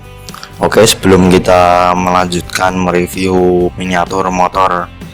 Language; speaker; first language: Indonesian; native; Indonesian